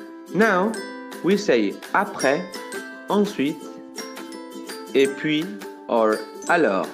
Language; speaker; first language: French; non-native, fluent; Spanish